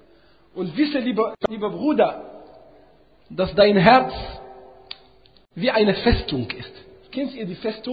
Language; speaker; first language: German; non-native, fluent; Arabic